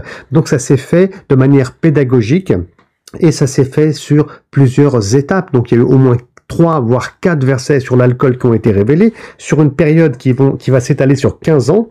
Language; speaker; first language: French; native; French